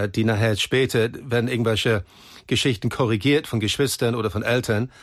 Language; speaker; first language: German; non-native, fluent; English